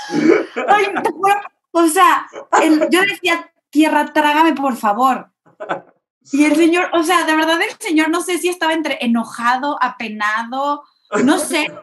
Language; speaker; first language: Spanish; native; Spanish